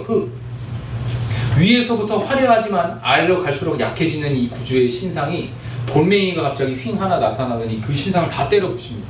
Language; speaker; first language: Korean; native; Korean